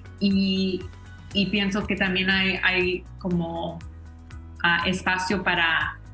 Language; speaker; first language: Spanish; early bilingual, heritage; Spanish